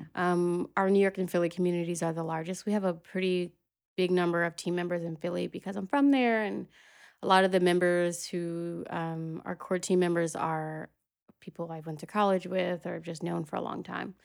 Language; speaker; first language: English; native; English